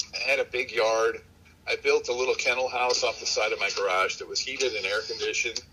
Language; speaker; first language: English; native; English